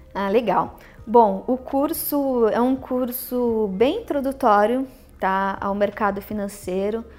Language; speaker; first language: Portuguese; native; Portuguese